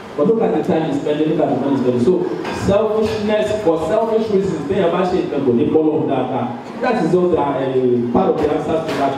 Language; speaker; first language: English; non-native, local second language; Yoruba